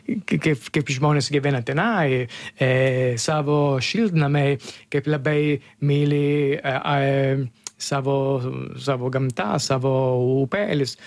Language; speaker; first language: Lithuanian; non-native, learner; Italian